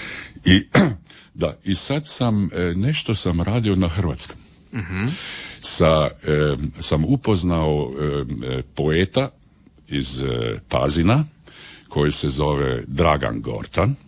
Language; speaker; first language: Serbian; early bilingual, heritage; Serbian